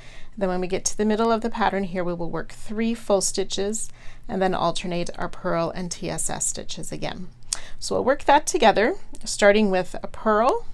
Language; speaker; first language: English; native; English